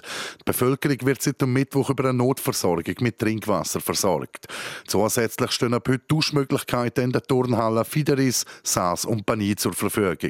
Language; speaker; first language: German; native; German